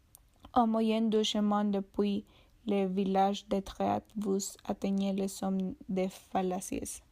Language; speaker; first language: French; non-native, learner; Spanish